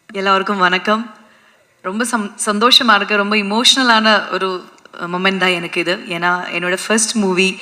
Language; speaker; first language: Tamil; non-native, fluent; Malayalam